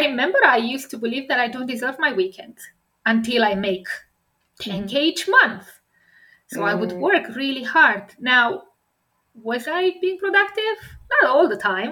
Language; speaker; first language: English; non-native, fluent; Romanian